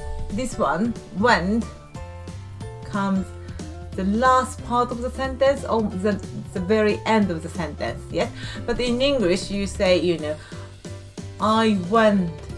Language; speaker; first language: English; non-native, fluent; Japanese